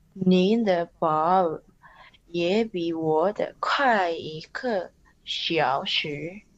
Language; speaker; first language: Chinese; non-native, learner; Indonesian